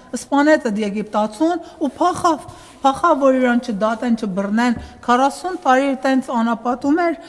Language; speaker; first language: Armenian; early bilingual, heritage; Armenian